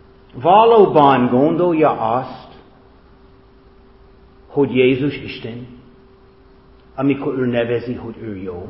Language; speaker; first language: Hungarian; non-native, fluent; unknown